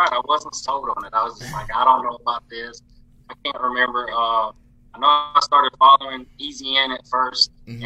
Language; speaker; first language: English; native; English